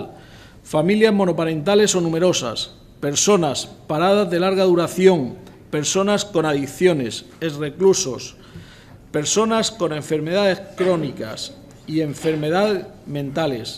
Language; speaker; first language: Spanish; native; Spanish